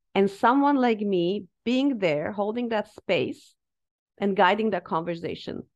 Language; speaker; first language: English; non-native, fluent; Slovak